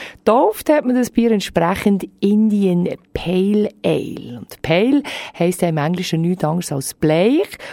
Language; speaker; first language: German; native; German